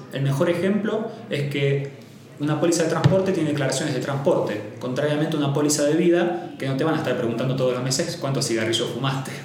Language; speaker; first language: Spanish; native; Spanish